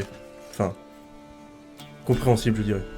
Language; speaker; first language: French; native; French